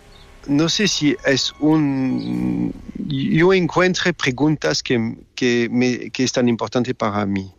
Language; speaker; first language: Spanish; non-native, learner; French